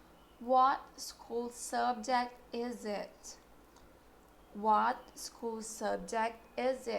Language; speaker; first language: English; non-native, fluent; Portuguese